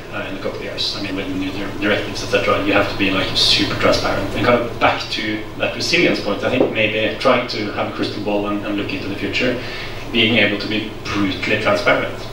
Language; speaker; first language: English; non-native, fluent; Norwegian